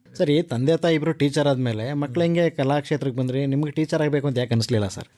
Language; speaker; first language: Kannada; native; Kannada